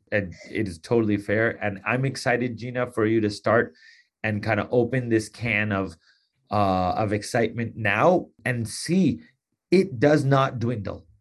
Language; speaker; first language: English; native; English